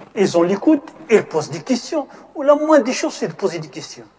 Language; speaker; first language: French; non-native, local second language; Arabic